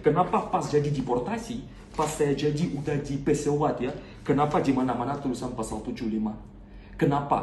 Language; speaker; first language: Indonesian; non-native, learner; Russian